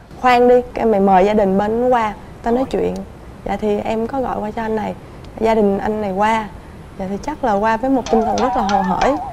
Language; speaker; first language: Vietnamese; native; Vietnamese